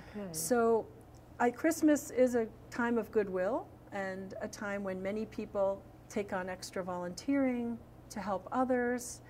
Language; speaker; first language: English; native; English